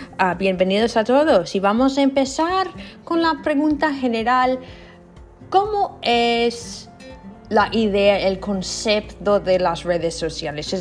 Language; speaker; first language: Spanish; non-native, learner; English